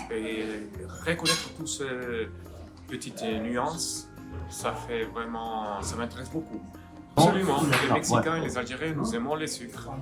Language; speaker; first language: French; non-native, fluent; Spanish